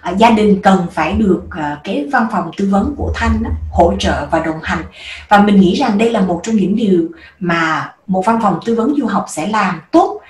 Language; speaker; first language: Vietnamese; native; Vietnamese